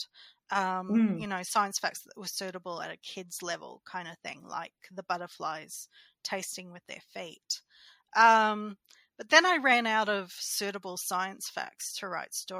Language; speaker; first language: English; native; English